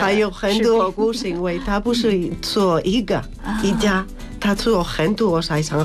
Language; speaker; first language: Chinese; non-native, learner; Spanish